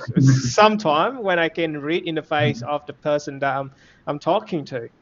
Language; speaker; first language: English; non-native, fluent; Vietnamese